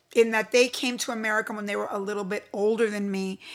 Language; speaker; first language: English; early bilingual, other home language; Spanish